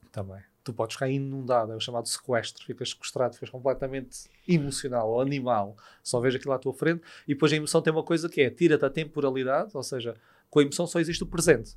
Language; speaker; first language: Portuguese; native; Portuguese